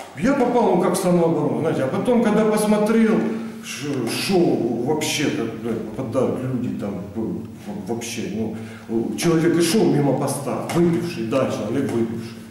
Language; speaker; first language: Russian; native; Russian